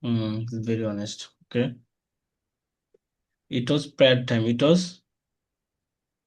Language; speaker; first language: English; non-native, learner; Bangla